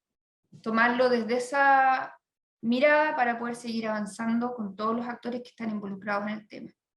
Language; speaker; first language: Spanish; native; Spanish